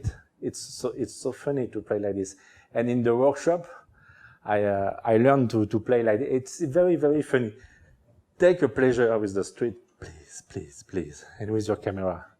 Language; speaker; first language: English; non-native, learner; French